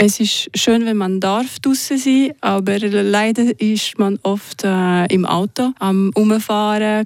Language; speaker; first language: German; non-native, local second language; French